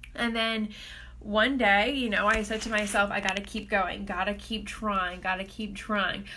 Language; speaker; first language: English; native; English